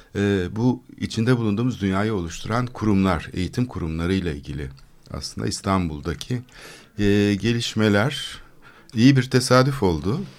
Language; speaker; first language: Turkish; native; Turkish